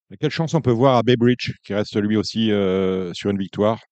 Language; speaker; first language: French; native; French